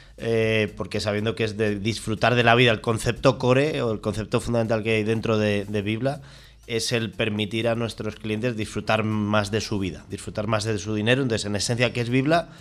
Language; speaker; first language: Spanish; native; Spanish